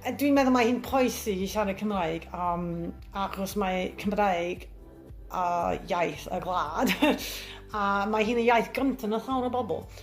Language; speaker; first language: Welsh; non-native, learner; English